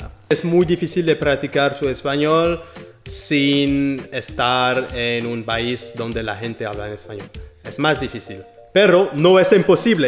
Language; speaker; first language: Spanish; non-native, learner; French